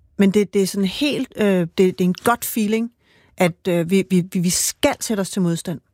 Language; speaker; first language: Danish; native; Danish